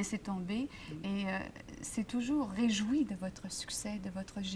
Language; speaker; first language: French; native; French